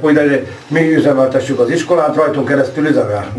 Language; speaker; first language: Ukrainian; early bilingual, heritage; Hungarian